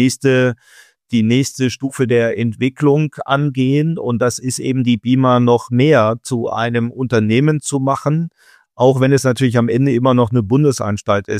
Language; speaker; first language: German; native; German